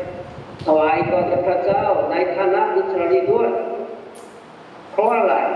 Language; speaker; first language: Thai; non-native, fluent; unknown